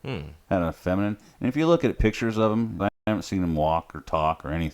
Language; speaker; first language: English; native; English